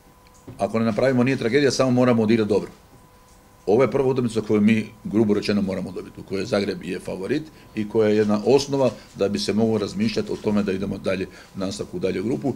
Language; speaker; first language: Croatian; native; Croatian